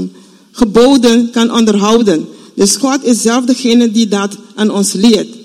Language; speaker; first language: Dutch; non-native, fluent; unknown